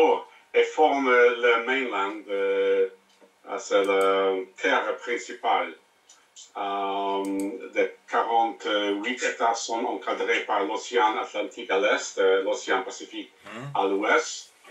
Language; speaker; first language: French; non-native, learner; English